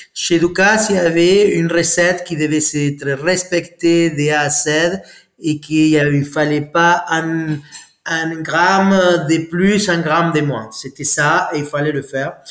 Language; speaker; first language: French; non-native, fluent; Spanish